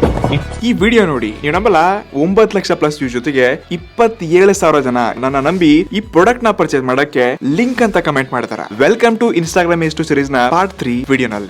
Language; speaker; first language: Kannada; native; Kannada